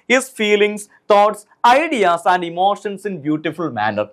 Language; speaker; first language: English; non-native, local second language; Malayalam